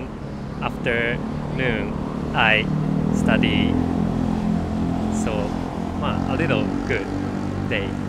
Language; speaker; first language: English; non-native, learner; Japanese